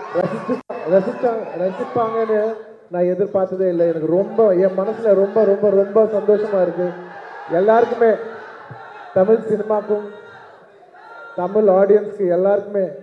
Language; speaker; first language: Tamil; non-native, local second language; Telugu